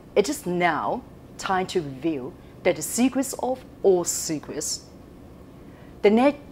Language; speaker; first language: English; non-native, local second language; Cantonese